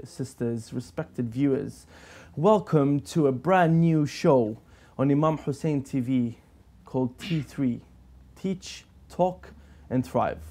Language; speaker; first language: English; native; English